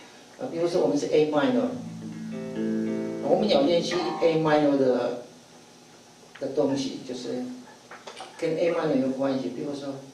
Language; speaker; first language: Chinese; non-native, fluent; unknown